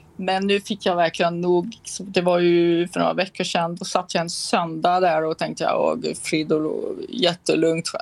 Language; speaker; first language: Swedish; non-native, fluent; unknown